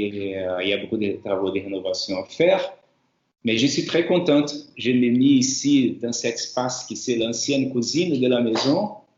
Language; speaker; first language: French; non-native, fluent; Portuguese